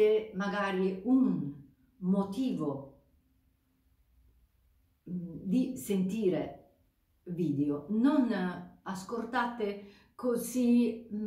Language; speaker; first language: Italian; non-native, fluent; Japanese